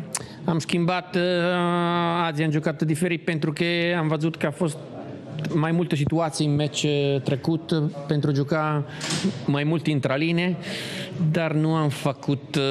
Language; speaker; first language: Romanian; non-native, learner; Italian